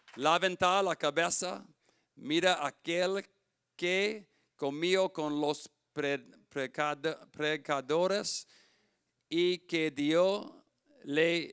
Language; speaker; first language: Spanish; non-native, learner; English